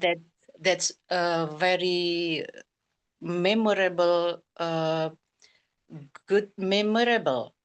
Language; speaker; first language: English; non-native, learner; Indonesian